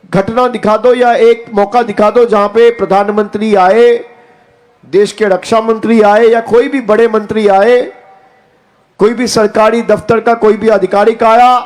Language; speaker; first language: Hindi; non-native, local second language; Bangla